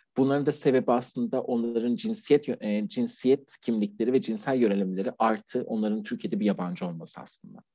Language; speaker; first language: Turkish; non-native, fluent; Persian